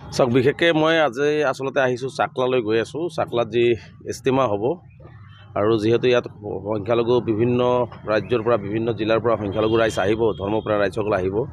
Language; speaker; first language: Assamese; non-native, local second language; Bangla